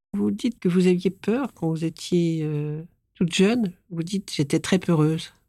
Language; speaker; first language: French; native; French